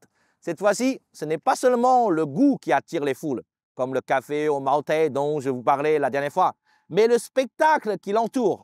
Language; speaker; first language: French; native; French